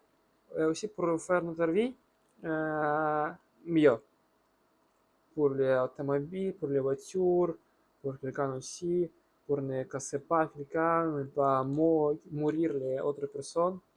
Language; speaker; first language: French; non-native, learner; Russian